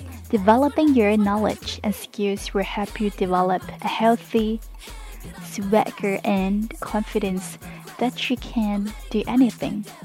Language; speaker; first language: English; non-native, fluent; Chinese